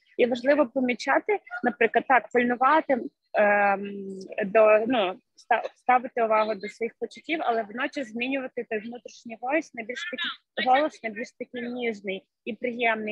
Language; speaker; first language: Ukrainian; native; Ukrainian